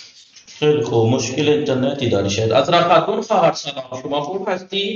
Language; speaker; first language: Persian; non-native, fluent; Urdu